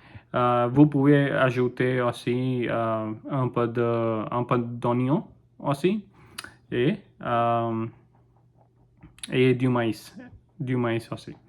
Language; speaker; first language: French; non-native, learner; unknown